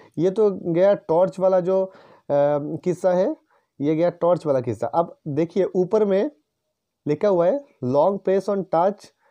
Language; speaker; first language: Hindi; non-native, local second language; Bangla